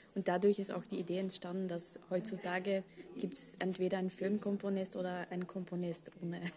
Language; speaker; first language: German; non-native, fluent; Dutch